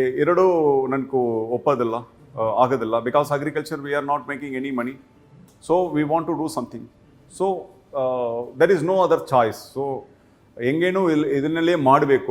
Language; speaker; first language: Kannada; non-native, learner; Tamil